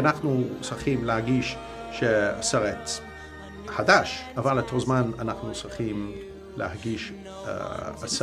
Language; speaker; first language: Hebrew; non-native, learner; English